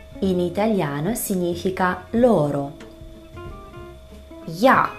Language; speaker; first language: Italian; non-native, fluent; Russian